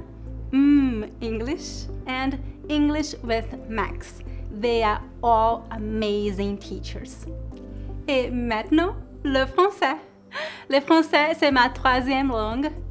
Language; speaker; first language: English; non-native, fluent; Portuguese